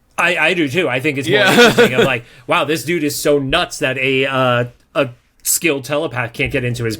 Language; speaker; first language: English; native; English